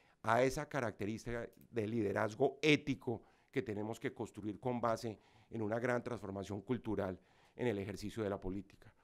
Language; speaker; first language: Spanish; native; Spanish